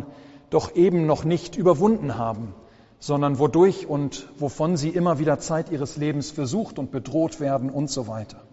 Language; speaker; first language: German; native; German